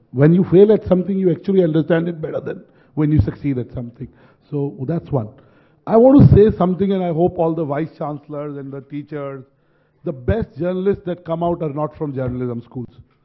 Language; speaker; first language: English; non-native, local second language; Hindi